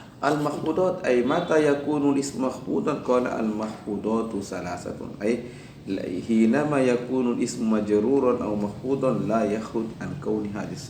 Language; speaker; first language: Arabic; non-native, fluent; Indonesian